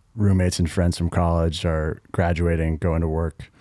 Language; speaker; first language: English; native; English